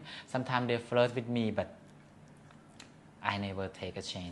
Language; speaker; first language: English; non-native, learner; Thai